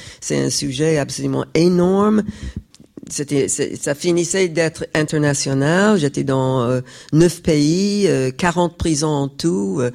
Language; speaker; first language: French; non-native, fluent; English